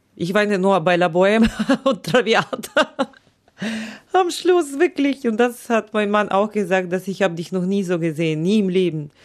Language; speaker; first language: German; non-native, fluent; Ukrainian